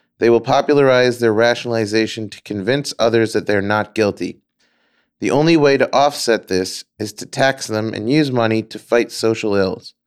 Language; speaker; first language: English; native; English